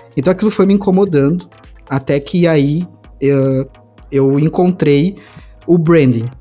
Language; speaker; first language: Portuguese; native; Portuguese